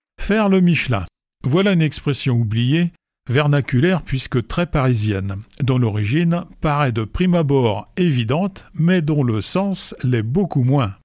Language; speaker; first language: French; native; French